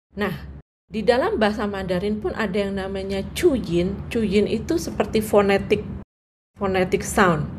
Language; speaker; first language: Indonesian; non-native, local second language; Javanese